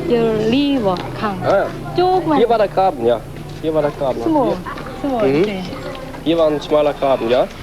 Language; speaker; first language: German; early bilingual, other home language; Korean